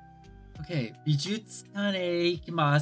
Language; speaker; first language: Japanese; non-native, learner; English